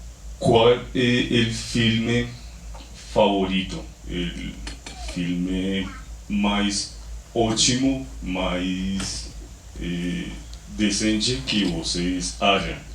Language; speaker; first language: Portuguese; non-native, learner; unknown